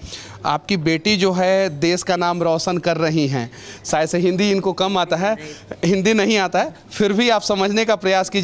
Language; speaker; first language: Hindi; native; Hindi